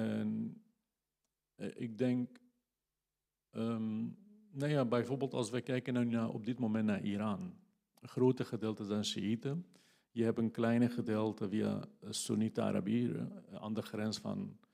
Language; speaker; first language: Dutch; non-native, fluent; Kurdish